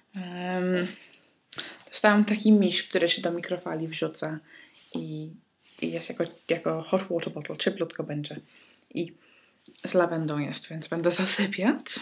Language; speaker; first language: Polish; early bilingual, heritage; Polish